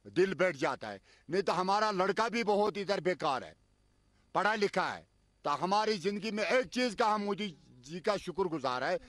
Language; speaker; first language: Hindi; non-native, local second language; Kashmiri